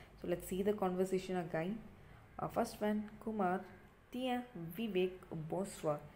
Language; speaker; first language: English; non-native, local second language; Tamil